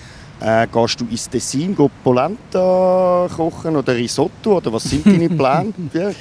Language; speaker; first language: German; native; German